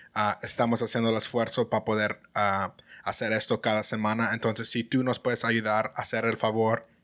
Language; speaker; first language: Spanish; early bilingual, heritage; Spanish